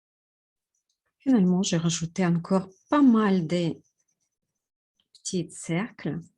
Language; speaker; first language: French; non-native, fluent; Russian